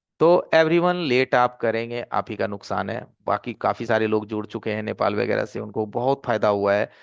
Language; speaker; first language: Hindi; native; Hindi